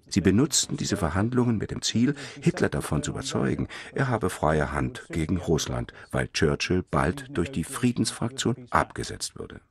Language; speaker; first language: German; native; German